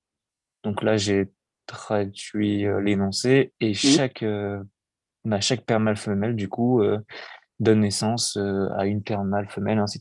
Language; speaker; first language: French; native; French